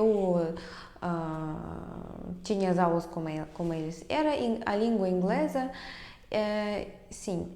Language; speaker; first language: Portuguese; non-native, fluent; Russian